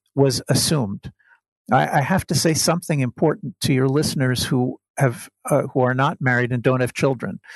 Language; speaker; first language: English; native; English